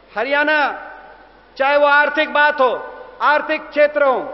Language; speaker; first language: Hindi; native; Hindi